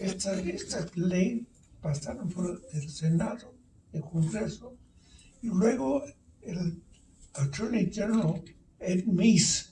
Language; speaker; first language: Spanish; early bilingual, heritage; Spanish